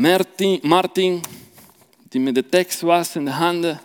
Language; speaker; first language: Dutch; non-native, fluent; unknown